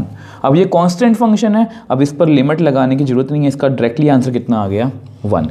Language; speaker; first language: Hindi; native; Hindi